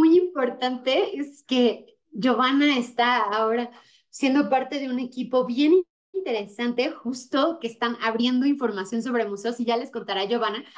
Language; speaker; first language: Spanish; native; Spanish